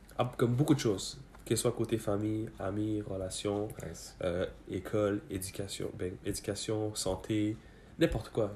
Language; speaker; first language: French; early bilingual, other home language; Persian